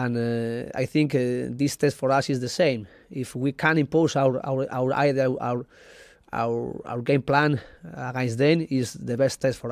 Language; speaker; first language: English; non-native, learner; Spanish